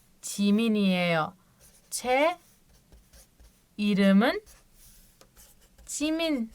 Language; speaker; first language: Korean; non-native, fluent; Turkish